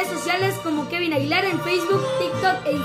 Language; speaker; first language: Spanish; native; Spanish